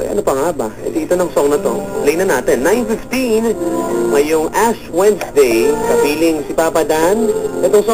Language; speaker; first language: Filipino; native; Filipino